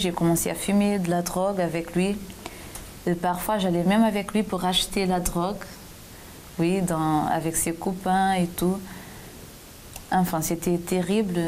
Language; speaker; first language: French; non-native, fluent; Portuguese